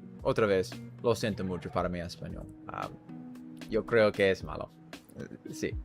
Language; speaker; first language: Spanish; non-native, learner; English